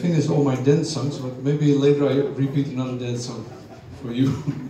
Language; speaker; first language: English; non-native, fluent; Dutch